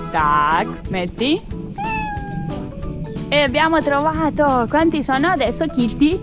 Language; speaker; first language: Italian; non-native, learner; Russian